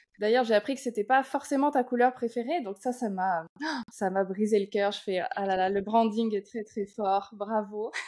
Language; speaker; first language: French; native; French